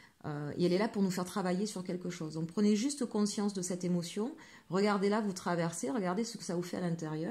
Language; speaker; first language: French; native; French